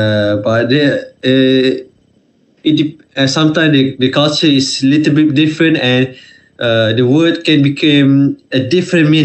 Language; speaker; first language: English; non-native, fluent; Malay